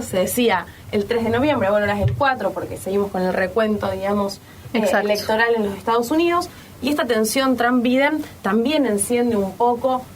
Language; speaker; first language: Spanish; native; Spanish